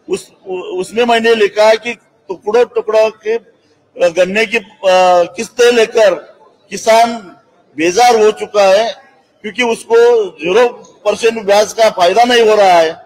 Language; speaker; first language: Hindi; non-native, local second language; Marathi